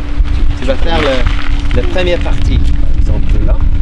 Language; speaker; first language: French; non-native, fluent; English